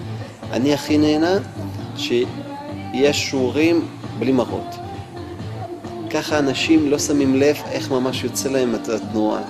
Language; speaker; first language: Hebrew; non-native, fluent; Russian